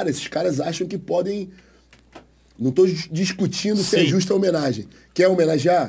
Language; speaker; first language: Portuguese; native; Portuguese